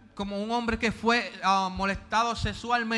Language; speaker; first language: Spanish; early bilingual, heritage; Spanish